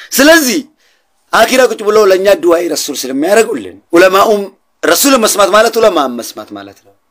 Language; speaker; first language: Amharic; non-native, local second language; Oromo